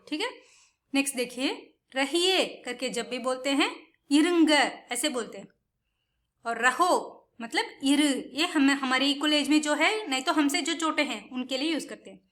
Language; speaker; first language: Hindi; non-native, local second language; Tamil